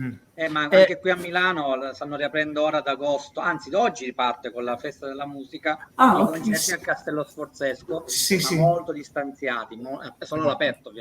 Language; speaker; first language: Italian; native; Italian